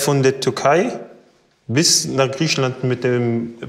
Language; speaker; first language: German; early bilingual, other home language; Portuguese